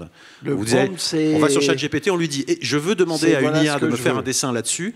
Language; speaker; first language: French; native; French